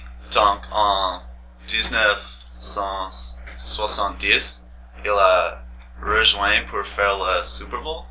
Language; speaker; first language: French; non-native, learner; English